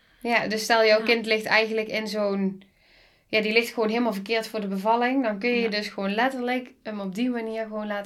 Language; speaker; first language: Dutch; native; Dutch